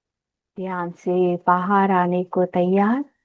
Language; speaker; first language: Hindi; native; Hindi